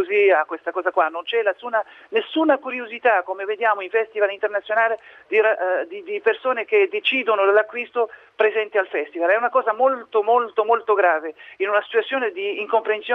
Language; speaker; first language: Italian; non-native, fluent; Arabic